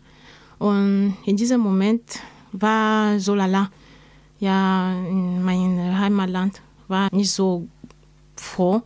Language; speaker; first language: German; non-native, learner; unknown